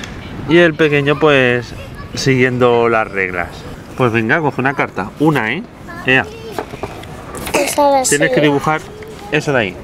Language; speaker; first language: Spanish; native; Spanish